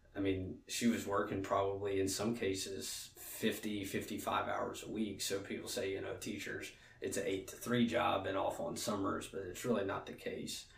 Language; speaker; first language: English; native; English